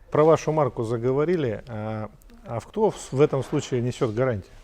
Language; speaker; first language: Russian; native; Russian